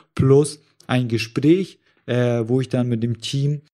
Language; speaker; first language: German; early bilingual, other home language; Russian